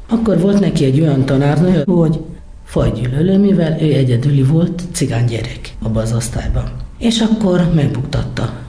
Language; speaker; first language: Hungarian; native; Hungarian